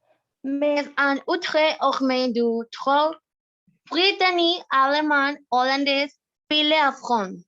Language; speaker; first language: French; non-native, learner; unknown